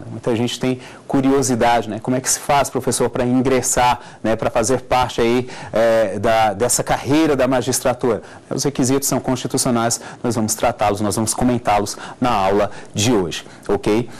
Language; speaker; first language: Portuguese; native; Portuguese